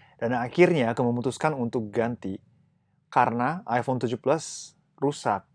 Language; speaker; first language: Indonesian; non-native, fluent; Japanese